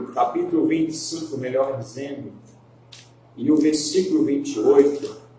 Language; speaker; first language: Portuguese; native; Portuguese